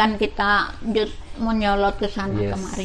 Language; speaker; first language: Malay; non-native, local second language; Javanese